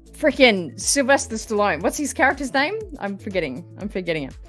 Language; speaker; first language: English; native; English